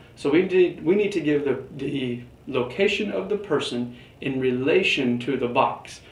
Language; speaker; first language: English; native; English